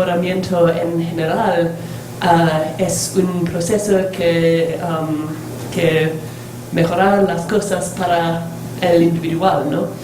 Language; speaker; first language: Spanish; non-native, learner; English